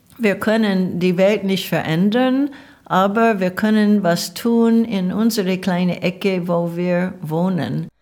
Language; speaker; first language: German; non-native, fluent; English